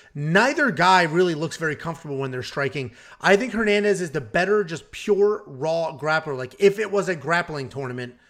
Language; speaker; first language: English; native; English